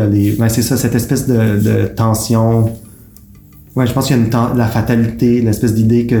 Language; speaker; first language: French; native; French